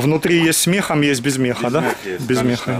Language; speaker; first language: Russian; native; Russian